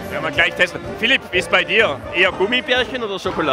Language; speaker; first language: German; native; German